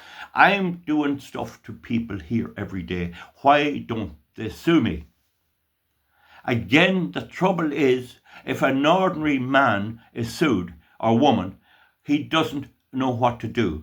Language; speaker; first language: English; native; English